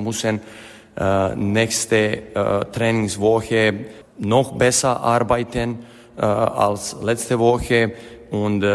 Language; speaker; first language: German; non-native, fluent; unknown